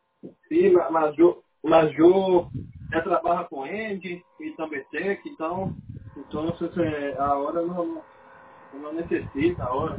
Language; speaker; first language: Spanish; non-native, learner; Portuguese